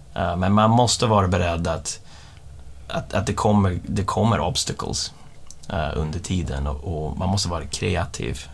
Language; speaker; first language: Swedish; non-native, fluent; English